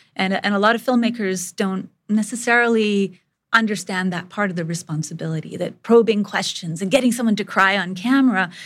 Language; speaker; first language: English; early bilingual, other home language; Bangla